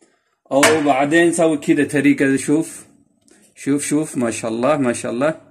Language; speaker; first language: Arabic; non-native, learner; Urdu